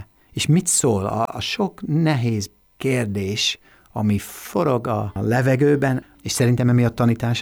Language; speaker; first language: Hungarian; non-native, fluent; English